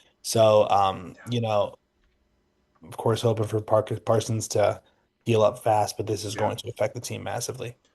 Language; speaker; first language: English; native; English